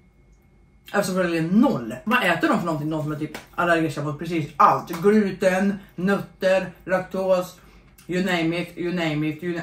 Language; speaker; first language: Swedish; native; Swedish